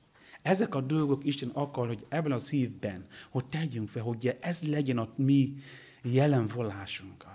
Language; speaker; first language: Hungarian; non-native, learner; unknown